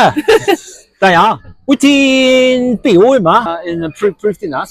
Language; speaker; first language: Welsh; non-native, learner; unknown